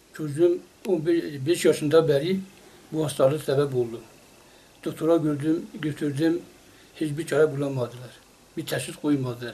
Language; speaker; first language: Turkish; non-native, local second language; Kurdish